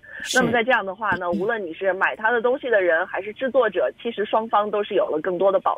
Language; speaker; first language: Chinese; native; Chinese